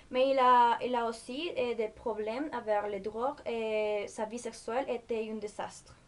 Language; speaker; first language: French; non-native, learner; Spanish